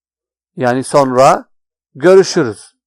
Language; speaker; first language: Turkish; non-native, fluent; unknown